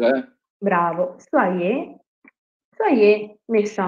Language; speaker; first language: French; non-native, fluent; Italian